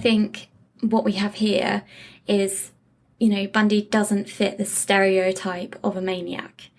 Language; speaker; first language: English; native; English